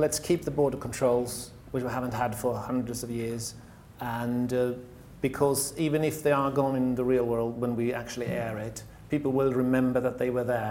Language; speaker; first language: English; non-native, fluent; Danish